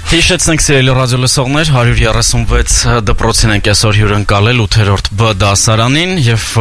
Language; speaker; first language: Armenian; native; Armenian